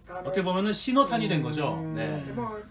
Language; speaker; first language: Korean; native; Korean